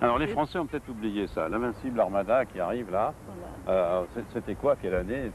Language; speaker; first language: French; native; French